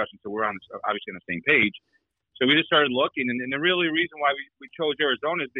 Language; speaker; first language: English; native; English